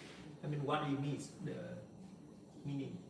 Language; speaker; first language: English; non-native, learner; Vietnamese